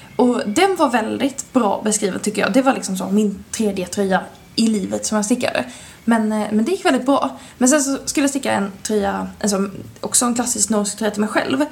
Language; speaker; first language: Swedish; native; Swedish